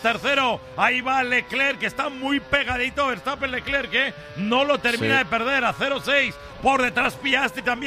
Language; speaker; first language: Spanish; native; Spanish